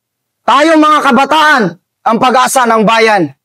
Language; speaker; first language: Filipino; native; Filipino